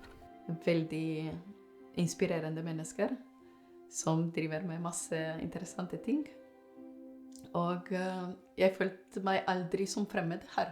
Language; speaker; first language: Norwegian; non-native, fluent; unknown